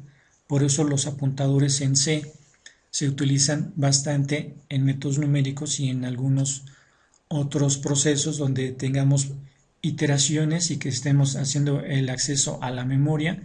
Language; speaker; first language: Spanish; native; Spanish